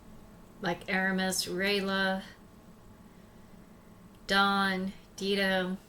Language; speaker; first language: English; native; English